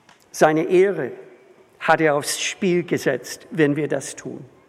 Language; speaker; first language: German; non-native, fluent; English